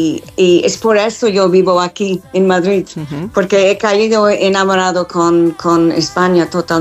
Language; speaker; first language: Spanish; non-native, fluent; English